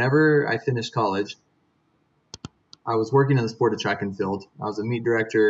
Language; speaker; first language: English; native; English